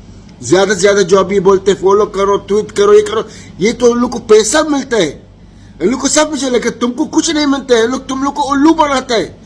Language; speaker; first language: Hindi; non-native, learner; Arabic